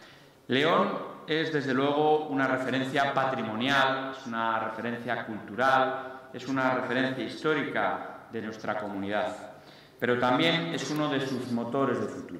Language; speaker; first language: Spanish; native; Spanish